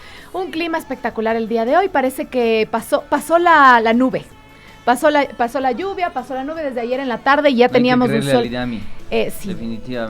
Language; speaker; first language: Spanish; native; Spanish